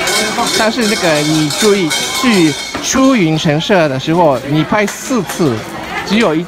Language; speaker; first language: Chinese; non-native, fluent; Japanese